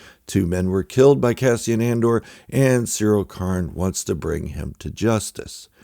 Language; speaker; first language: English; native; English